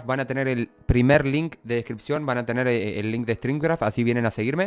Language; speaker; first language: Spanish; native; Spanish